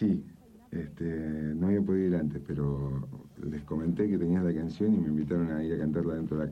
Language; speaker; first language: Spanish; native; Spanish